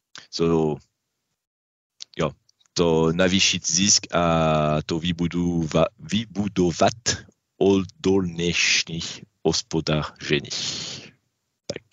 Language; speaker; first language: Czech; non-native, learner; French